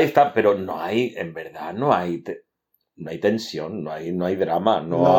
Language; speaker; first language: Spanish; native; Spanish